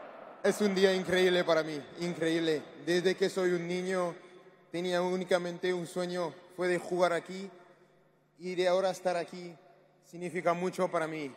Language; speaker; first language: Spanish; non-native, learner; French